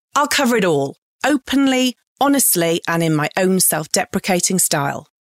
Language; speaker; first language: English; native; English